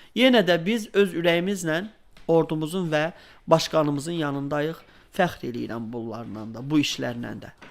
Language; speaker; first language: Azerbaijani; native; Azerbaijani